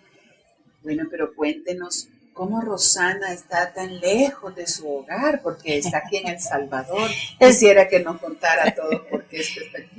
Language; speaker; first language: Spanish; native; Spanish